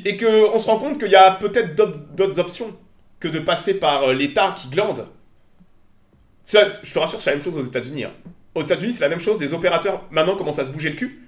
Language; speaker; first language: French; native; French